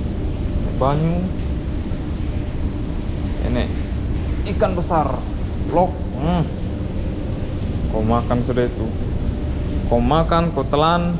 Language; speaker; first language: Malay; non-native, local second language; Javanese